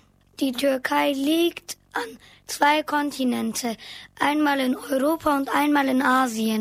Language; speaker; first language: German; early bilingual, other home language; Turkish